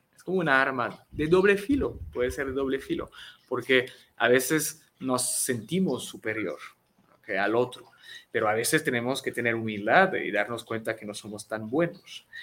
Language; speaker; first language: Spanish; non-native, fluent; French